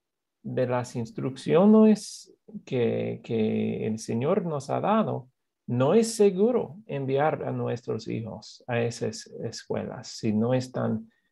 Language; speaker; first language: Spanish; non-native, fluent; English